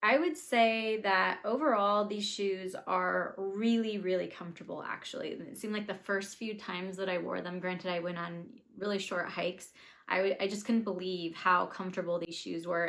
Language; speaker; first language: English; native; English